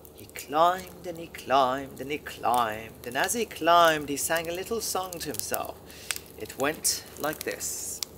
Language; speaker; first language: English; early bilingual, heritage; English